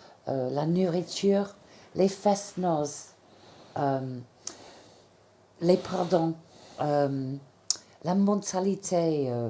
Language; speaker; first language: French; non-native, fluent; English